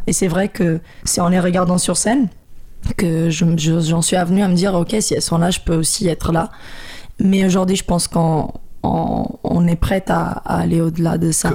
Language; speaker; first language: French; non-native, fluent; Portuguese